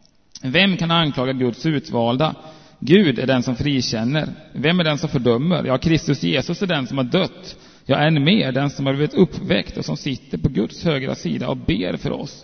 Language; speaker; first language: Swedish; native; Swedish